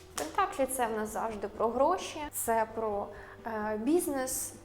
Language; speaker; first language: Ukrainian; non-native, local second language; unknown